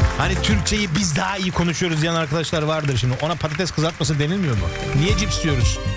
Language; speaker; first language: Turkish; early bilingual, heritage; Turkish